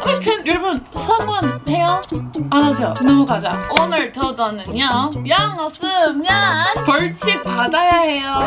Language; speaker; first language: Korean; non-native, fluent; English